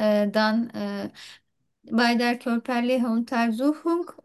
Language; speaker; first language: German; non-native, learner; Turkish